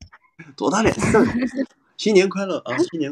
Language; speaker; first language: Chinese; native; Chinese